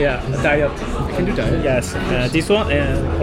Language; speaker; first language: English; non-native, learner; Korean